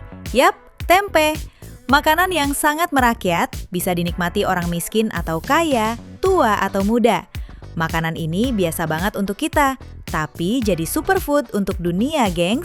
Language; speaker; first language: Indonesian; native; Indonesian